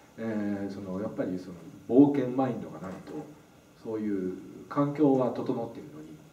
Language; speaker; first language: Japanese; native; Japanese